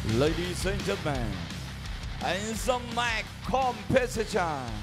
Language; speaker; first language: English; non-native, learner; Thai